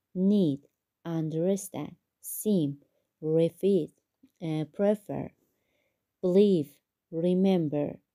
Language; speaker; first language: English; non-native, fluent; Persian